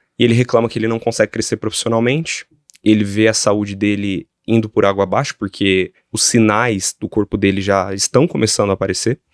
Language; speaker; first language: Portuguese; native; Portuguese